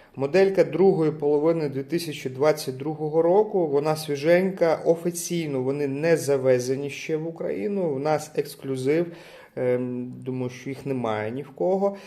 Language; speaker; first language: Ukrainian; non-native, local second language; Russian